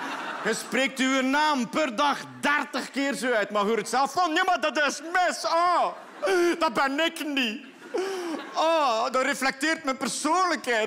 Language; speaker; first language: Dutch; native; Dutch